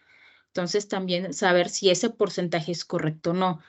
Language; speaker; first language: Spanish; native; Spanish